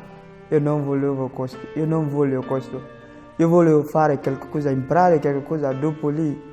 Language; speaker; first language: Italian; non-native, learner; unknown